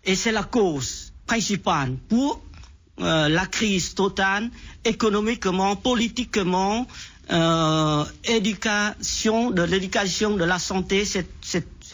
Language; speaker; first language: French; non-native, fluent; Vietnamese